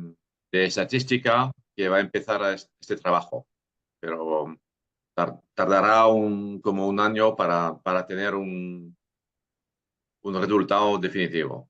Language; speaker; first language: Spanish; non-native, fluent; French